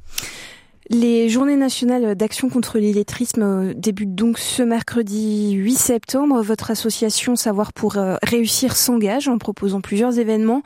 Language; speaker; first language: French; native; French